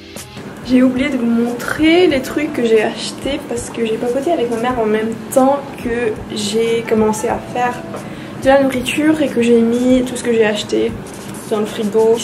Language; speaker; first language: French; non-native, fluent; Finnish